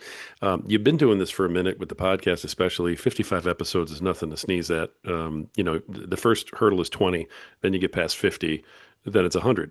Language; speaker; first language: English; native; English